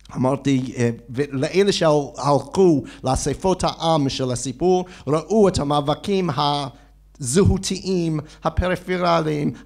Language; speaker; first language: Hebrew; non-native, fluent; English